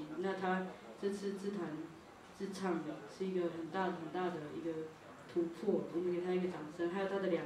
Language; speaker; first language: Chinese; native; Chinese